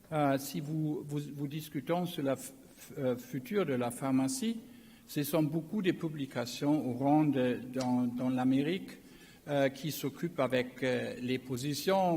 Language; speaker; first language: French; non-native, learner; German